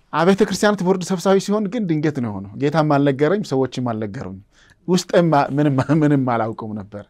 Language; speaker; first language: Amharic; non-native, local second language; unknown